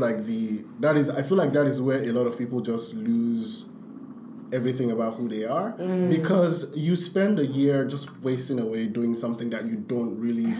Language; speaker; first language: English; non-native, local second language; Yoruba